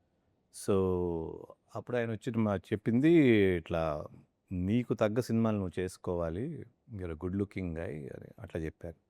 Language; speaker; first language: Telugu; native; Telugu